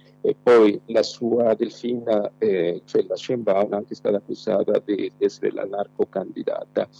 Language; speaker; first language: Italian; non-native, fluent; Spanish